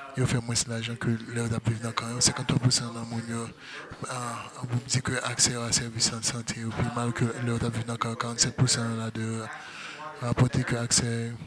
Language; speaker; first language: Haitian Creole; non-native, fluent; English